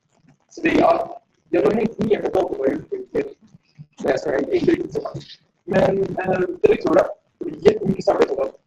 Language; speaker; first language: Swedish; native; Swedish